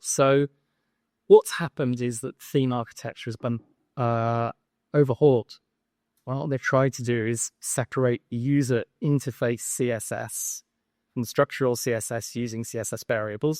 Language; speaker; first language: English; native; English